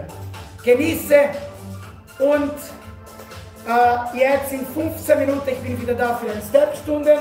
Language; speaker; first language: German; non-native, learner; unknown